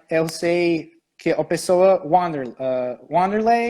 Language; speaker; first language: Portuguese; non-native, fluent; English